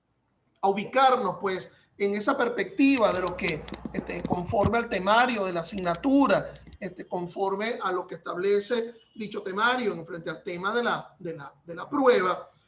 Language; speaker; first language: Spanish; native; Spanish